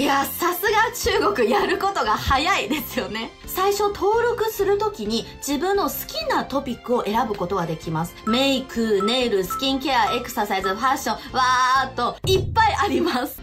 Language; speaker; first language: Japanese; non-native, fluent; Chinese